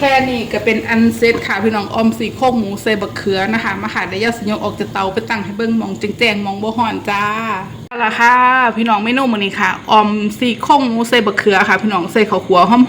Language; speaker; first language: Thai; non-native, local second language; Northeastern Thai